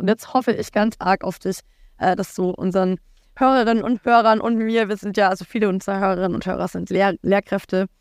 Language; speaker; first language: German; native; German